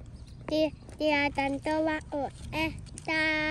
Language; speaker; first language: Swedish; early bilingual, other home language; Mongolian